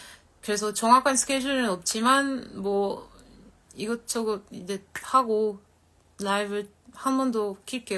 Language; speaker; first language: Korean; non-native, fluent; French